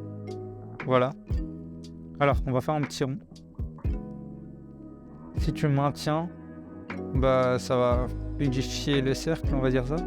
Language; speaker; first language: French; native; French